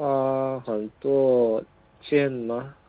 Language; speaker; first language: Chinese; non-native, learner; Korean